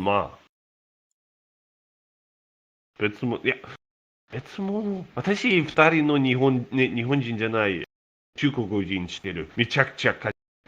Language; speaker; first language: Japanese; non-native, learner; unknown